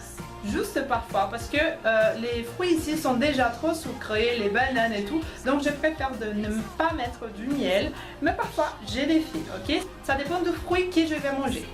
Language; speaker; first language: French; non-native, fluent; Portuguese